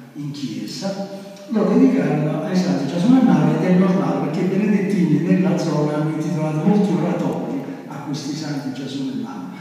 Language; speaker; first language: Italian; native; Italian